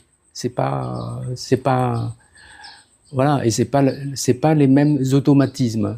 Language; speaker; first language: French; non-native, fluent; Khmer